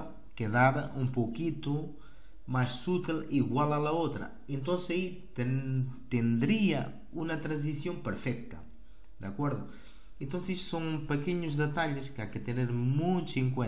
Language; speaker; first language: Portuguese; non-native, learner; Spanish